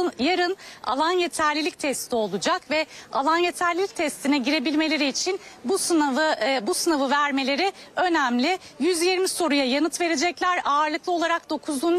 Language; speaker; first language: Turkish; native; Turkish